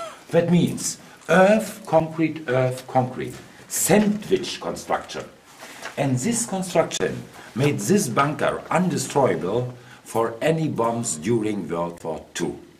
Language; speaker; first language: English; non-native, fluent; German